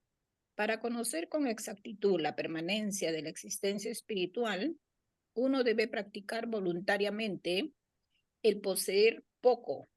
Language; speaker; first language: Spanish; native; Spanish